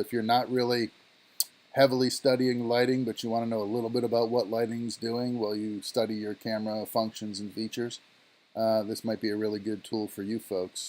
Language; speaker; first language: English; native; English